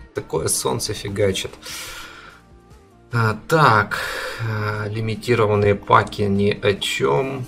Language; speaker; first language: Russian; native; Russian